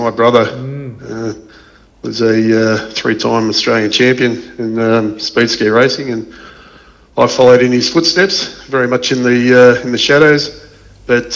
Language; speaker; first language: English; native; English